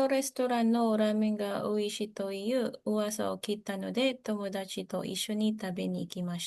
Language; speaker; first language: Japanese; non-native, learner; Filipino